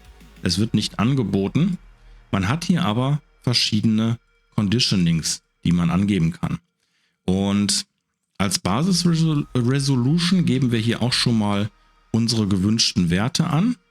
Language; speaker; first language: German; native; German